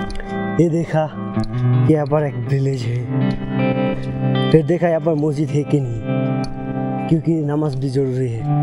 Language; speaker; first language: Hindi; non-native, learner; Bangla